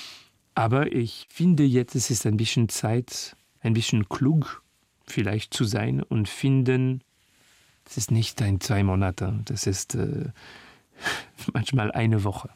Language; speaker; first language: German; non-native, fluent; French